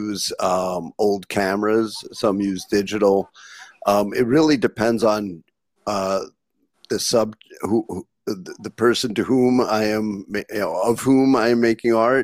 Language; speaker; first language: English; native; English